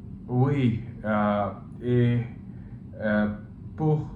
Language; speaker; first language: French; non-native, learner; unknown